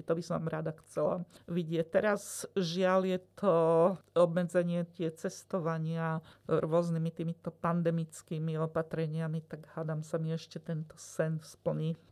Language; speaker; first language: Slovak; native; Slovak